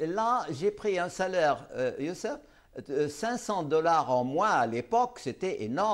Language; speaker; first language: French; non-native, local second language; Arabic